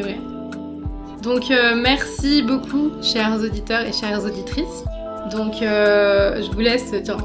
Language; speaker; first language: French; native; French